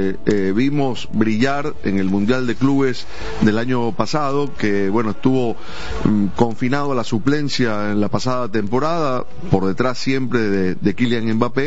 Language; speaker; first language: Spanish; native; Spanish